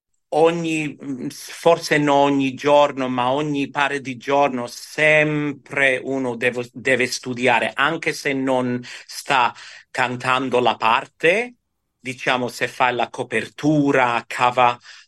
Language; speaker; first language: Italian; early bilingual, heritage; Italian